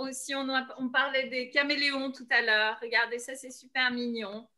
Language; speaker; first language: French; non-native, fluent; Turkish